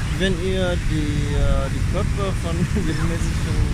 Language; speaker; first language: German; non-native, fluent; Vietnamese